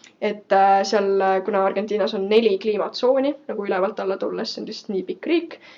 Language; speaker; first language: Estonian; native; Estonian